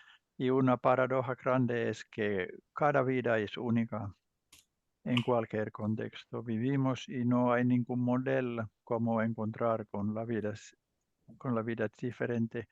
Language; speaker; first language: Spanish; non-native, learner; Finnish